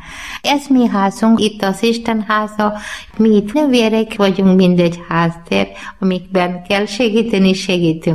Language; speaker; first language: Hungarian; non-native, learner; Malayalam